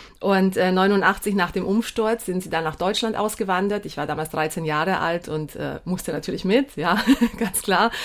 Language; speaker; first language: German; early bilingual, heritage; German